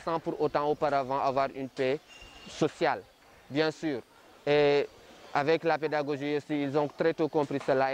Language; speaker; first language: French; non-native, local second language; Wolof